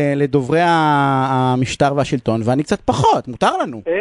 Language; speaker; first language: Hebrew; native; Hebrew